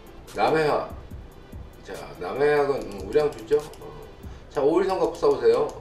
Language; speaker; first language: Korean; native; Korean